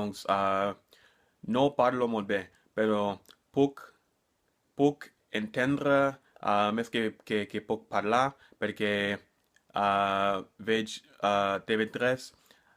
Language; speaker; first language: Catalan; non-native, learner; English